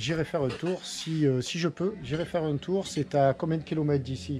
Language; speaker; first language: French; native; French